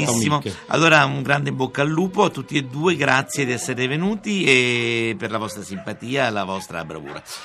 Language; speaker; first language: Italian; native; Italian